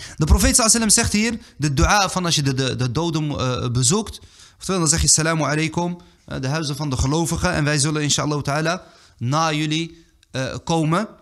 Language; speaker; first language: Dutch; early bilingual, other home language; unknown